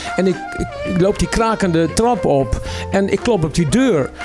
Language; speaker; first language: Dutch; native; Dutch